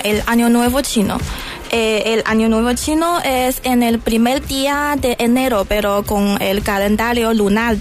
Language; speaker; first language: Spanish; non-native, learner; Chinese